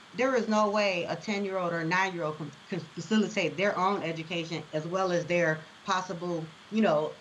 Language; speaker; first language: English; native; English